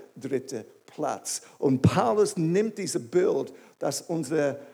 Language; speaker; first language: German; non-native, fluent; English